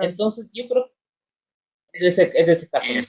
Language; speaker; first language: Spanish; native; Spanish